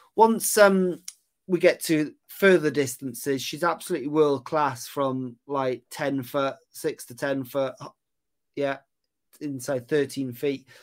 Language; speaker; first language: English; native; English